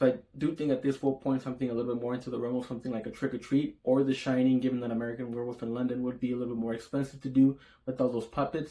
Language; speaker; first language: English; native; English